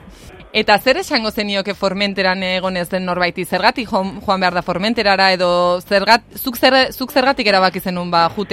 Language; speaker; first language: Basque; native; Basque